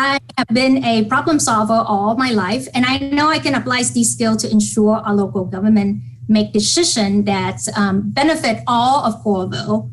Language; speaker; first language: English; non-native, fluent; Vietnamese